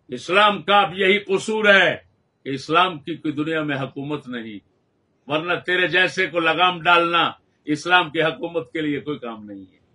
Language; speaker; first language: Urdu; non-native, local second language; Punjabi